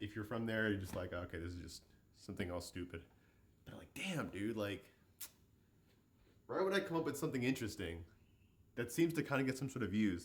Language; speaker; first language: English; native; English